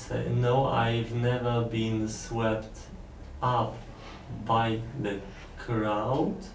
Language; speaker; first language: English; non-native, learner; Polish